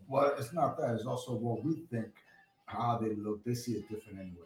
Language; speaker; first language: English; non-native, fluent; Spanish